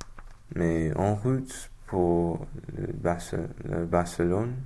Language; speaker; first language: French; non-native, learner; English